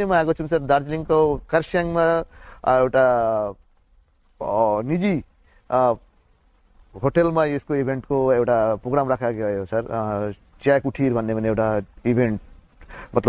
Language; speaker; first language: Nepali; native; Nepali